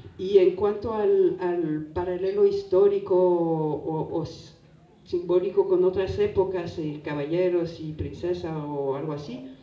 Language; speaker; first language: Spanish; non-native, fluent; French